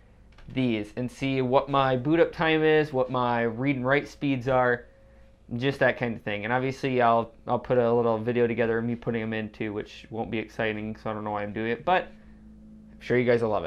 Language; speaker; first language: English; native; English